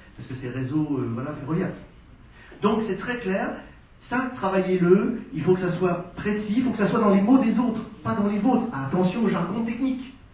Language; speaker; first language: French; native; French